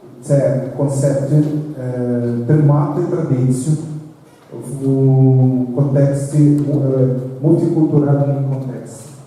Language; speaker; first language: Ukrainian; non-native, learner; Portuguese